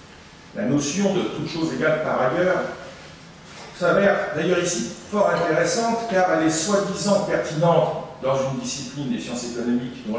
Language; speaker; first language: French; native; French